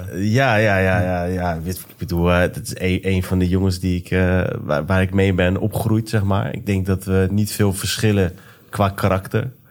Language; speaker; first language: Dutch; early bilingual, other home language; Persian